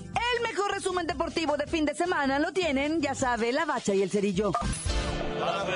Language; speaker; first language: Spanish; native; Spanish